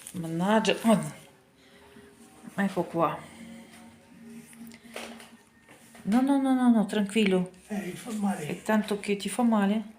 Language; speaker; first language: Italian; non-native, fluent; Ukrainian